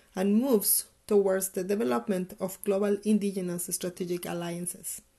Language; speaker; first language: English; non-native, fluent; Spanish